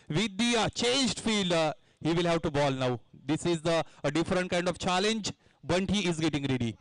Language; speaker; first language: English; non-native, local second language; Marathi